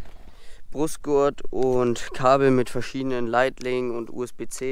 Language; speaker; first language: German; native; German